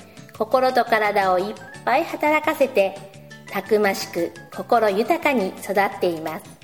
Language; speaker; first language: Japanese; native; Japanese